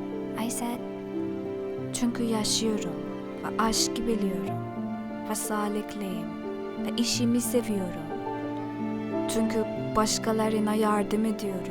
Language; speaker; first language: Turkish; non-native, learner; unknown